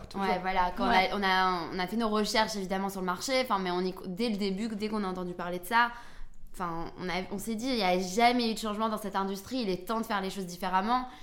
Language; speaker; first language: French; native; French